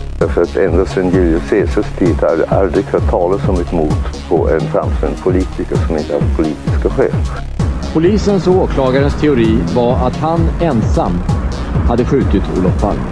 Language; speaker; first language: Swedish; native; Swedish